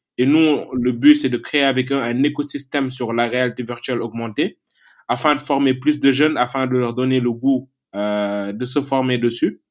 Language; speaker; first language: French; non-native, local second language; Wolof